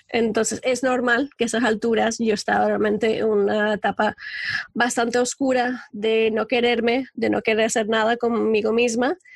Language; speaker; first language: Spanish; native; Spanish